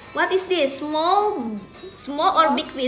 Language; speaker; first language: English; non-native, learner; Indonesian